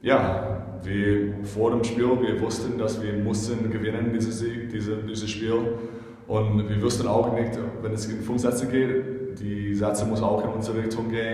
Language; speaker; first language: German; non-native, fluent; English